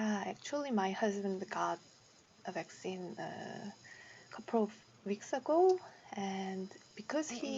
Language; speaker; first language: English; non-native, learner; Korean